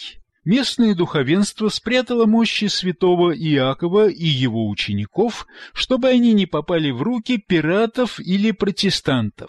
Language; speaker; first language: Russian; native; Russian